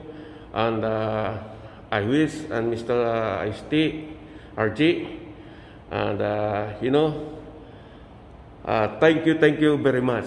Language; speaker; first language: English; non-native, learner; Filipino